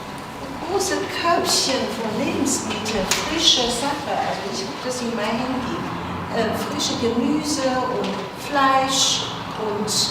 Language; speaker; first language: German; non-native, fluent; Chinese